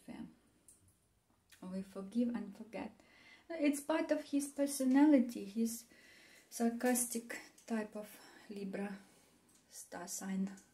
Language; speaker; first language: English; non-native, fluent; Russian